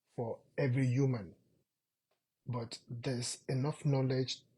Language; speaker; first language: English; non-native, local second language; Yoruba